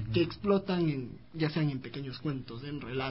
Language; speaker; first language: Spanish; native; Spanish